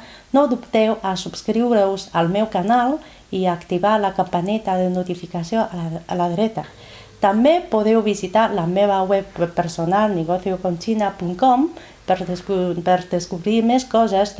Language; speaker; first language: Catalan; non-native, fluent; Chinese